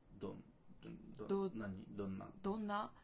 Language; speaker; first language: Japanese; non-native, fluent; French